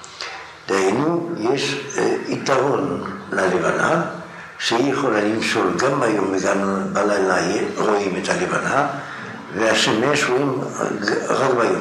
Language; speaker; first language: Hebrew; non-native, fluent; French